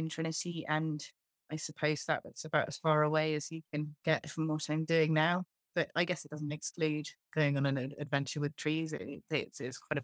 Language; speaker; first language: English; native; English